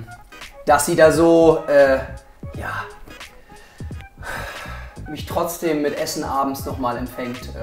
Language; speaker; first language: German; native; German